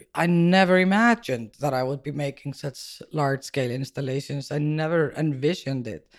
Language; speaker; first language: English; non-native, fluent; Icelandic